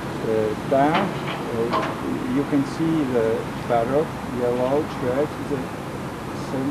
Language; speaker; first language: English; non-native, fluent; Czech